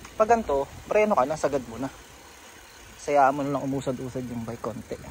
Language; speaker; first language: Filipino; native; Filipino